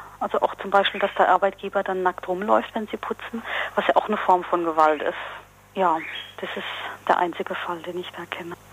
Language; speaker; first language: German; native; German